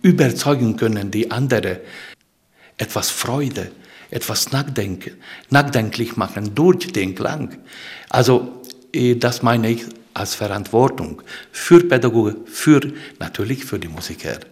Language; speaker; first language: German; non-native, fluent; Hungarian